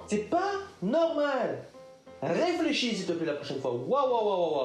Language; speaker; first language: French; native; French